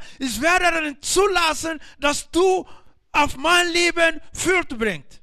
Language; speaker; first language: German; non-native, learner; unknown